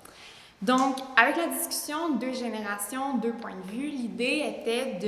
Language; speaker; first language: French; native; French